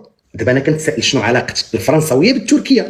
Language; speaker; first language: Arabic; native; Arabic